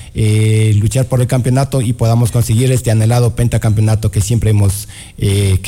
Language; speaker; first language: Spanish; native; Spanish